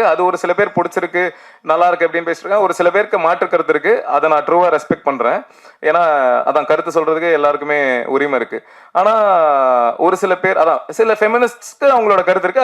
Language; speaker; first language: Tamil; native; Tamil